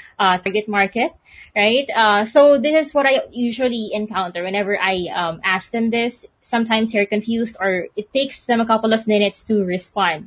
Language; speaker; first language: English; non-native, local second language; Filipino